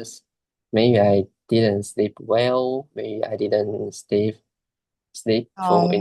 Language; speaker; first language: English; non-native, learner; Chinese